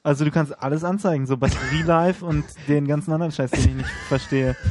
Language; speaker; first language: German; native; German